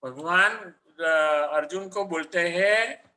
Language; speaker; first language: Hindi; non-native, local second language; Gujarati